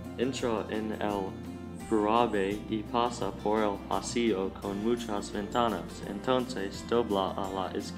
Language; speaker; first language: Spanish; non-native, learner; English